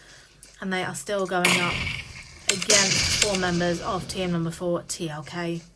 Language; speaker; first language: English; native; English